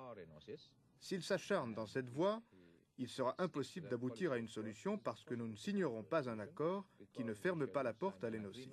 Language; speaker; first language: French; non-native, fluent; Turkish